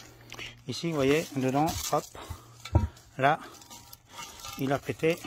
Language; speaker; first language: French; native; French